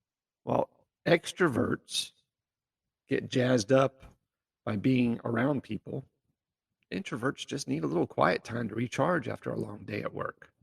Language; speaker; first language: English; native; English